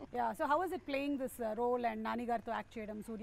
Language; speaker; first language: Telugu; native; Telugu